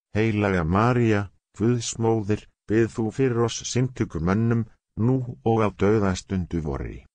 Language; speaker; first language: Icelandic; non-native, learner; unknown